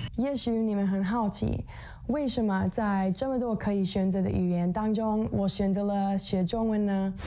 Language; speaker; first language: Chinese; non-native, fluent; English